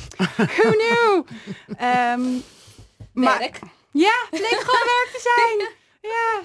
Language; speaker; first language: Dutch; native; Dutch